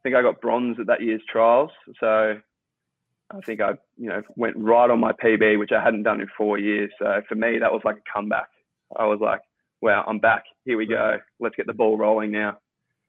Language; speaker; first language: English; native; English